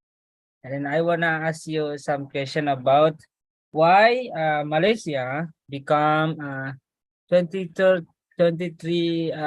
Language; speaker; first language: English; non-native, learner; Malay